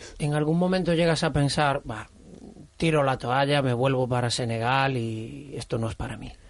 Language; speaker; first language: Spanish; native; Spanish